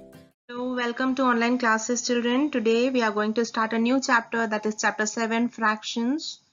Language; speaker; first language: English; non-native, local second language; Hindi